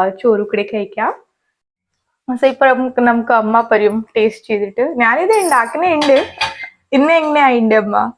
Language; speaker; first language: Malayalam; non-native, learner; Hindi